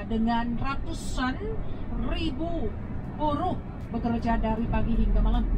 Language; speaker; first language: Indonesian; non-native, fluent; Vietnamese